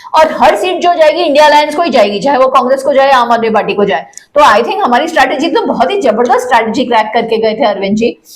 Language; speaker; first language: Hindi; non-native, local second language; Marathi